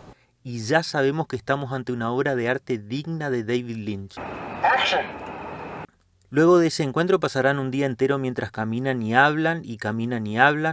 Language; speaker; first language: Spanish; native; Spanish